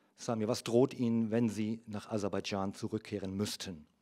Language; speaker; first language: German; native; German